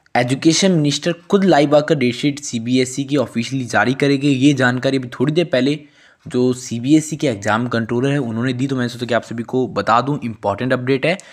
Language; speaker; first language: Hindi; native; Hindi